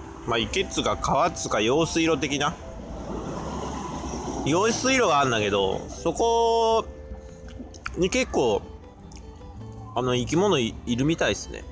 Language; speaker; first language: Japanese; native; Japanese